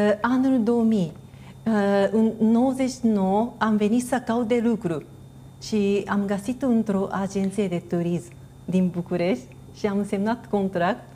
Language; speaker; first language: Romanian; non-native, fluent; Japanese